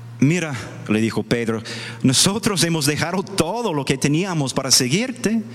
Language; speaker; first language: Spanish; non-native, fluent; English